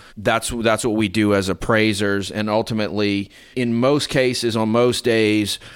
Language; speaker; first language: English; native; English